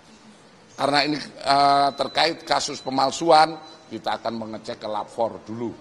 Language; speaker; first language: Indonesian; native; Indonesian